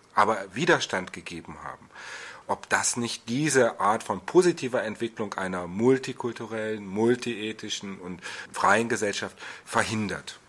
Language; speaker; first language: German; native; German